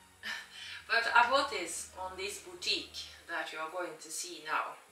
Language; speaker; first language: English; non-native, learner; Norwegian